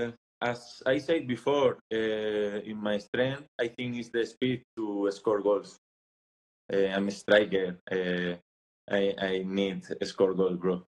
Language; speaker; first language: English; non-native, learner; Spanish